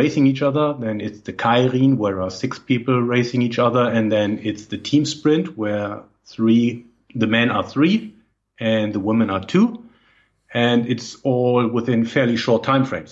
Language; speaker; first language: English; non-native, fluent; German